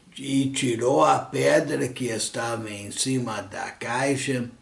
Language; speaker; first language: Portuguese; non-native, fluent; English